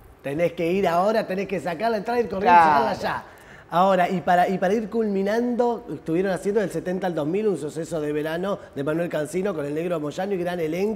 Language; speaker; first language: Spanish; native; Spanish